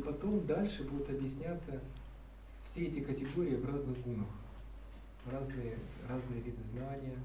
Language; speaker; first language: Russian; native; Russian